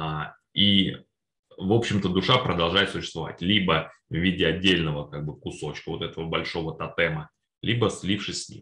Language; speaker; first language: Russian; native; Russian